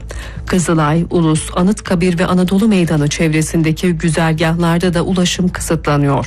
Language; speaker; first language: Turkish; native; Turkish